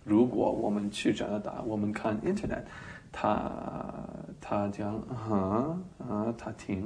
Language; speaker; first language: Chinese; non-native, learner; English